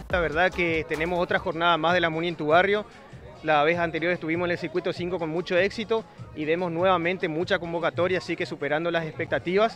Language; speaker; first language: Spanish; native; Spanish